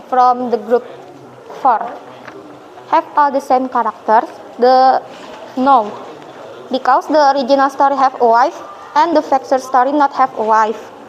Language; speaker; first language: English; non-native, learner; Indonesian